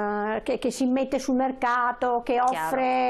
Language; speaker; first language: Italian; native; Italian